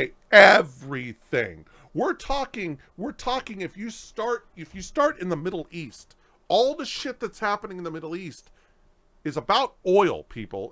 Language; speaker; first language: English; native; English